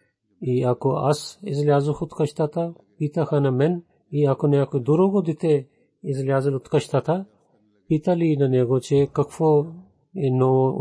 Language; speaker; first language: Bulgarian; non-native, fluent; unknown